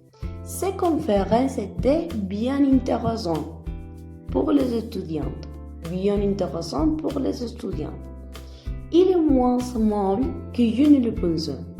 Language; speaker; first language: French; non-native, learner; Spanish